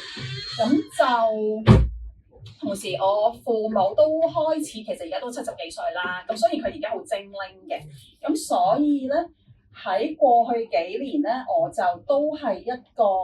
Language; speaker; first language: Cantonese; native; Cantonese